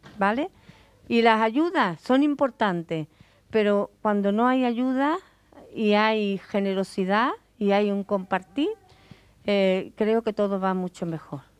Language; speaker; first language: Spanish; native; Spanish